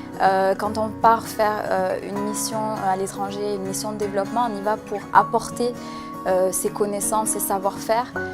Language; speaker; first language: French; native; French